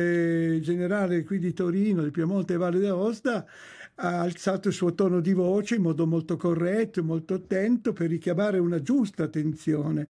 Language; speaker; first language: Italian; native; Italian